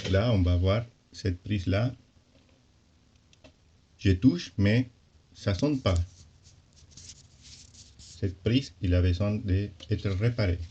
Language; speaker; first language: French; non-native, fluent; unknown